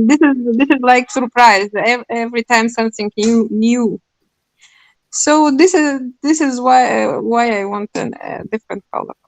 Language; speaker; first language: English; non-native, learner; Russian